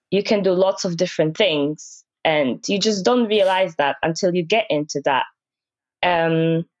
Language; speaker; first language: English; non-native, fluent; Polish